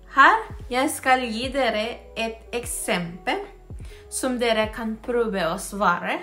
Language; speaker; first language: Norwegian; non-native, fluent; Filipino